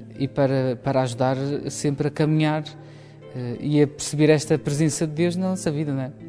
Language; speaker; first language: Portuguese; native; Portuguese